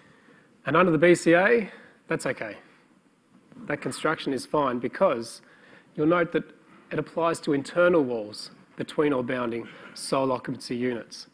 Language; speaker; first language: English; native; English